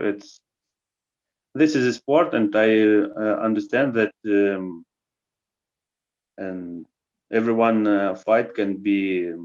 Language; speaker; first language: English; non-native, learner; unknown